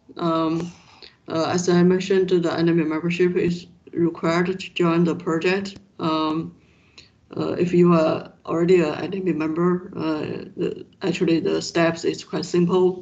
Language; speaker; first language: English; non-native, fluent; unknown